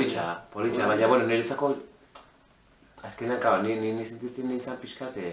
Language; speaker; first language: Basque; non-native, local second language; Spanish